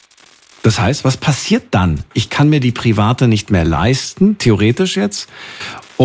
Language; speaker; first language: German; native; German